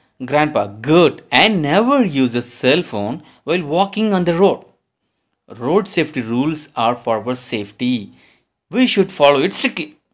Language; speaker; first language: English; non-native, local second language; Tamil